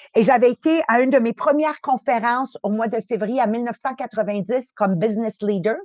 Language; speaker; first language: French; early bilingual, other home language; Italian